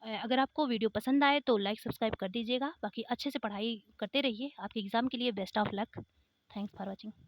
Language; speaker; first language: Hindi; native; Hindi